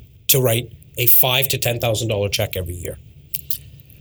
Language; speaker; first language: English; native; English